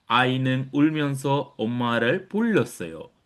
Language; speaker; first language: Korean; non-native, fluent; Sinhala